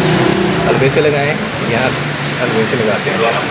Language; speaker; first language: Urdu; non-native, local second language; Punjabi